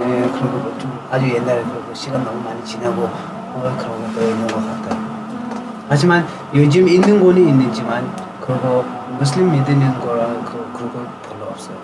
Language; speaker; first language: Korean; non-native, learner; Tibetan